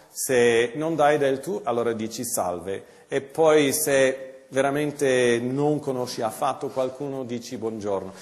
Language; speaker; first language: Italian; non-native, fluent; English